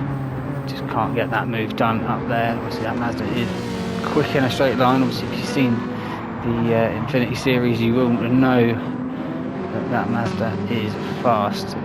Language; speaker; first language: English; native; English